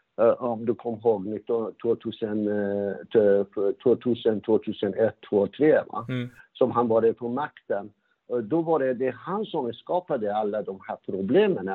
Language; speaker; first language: Swedish; non-native, fluent; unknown